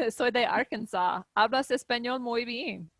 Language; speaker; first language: Spanish; non-native, learner; English